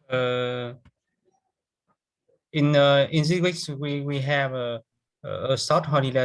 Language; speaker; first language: English; non-native, learner; Vietnamese